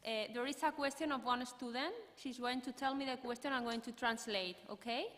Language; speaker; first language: English; non-native, learner; Spanish